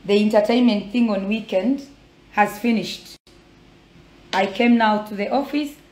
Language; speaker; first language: English; non-native, local second language; Swahili